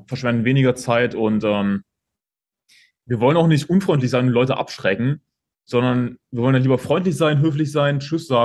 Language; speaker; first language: German; native; German